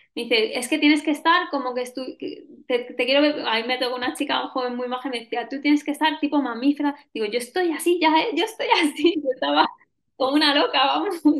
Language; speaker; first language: Spanish; native; Spanish